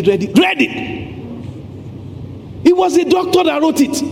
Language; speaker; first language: English; non-native, local second language; Yoruba